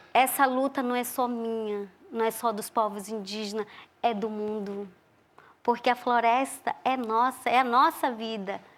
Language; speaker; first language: Portuguese; non-native, local second language; Ticuna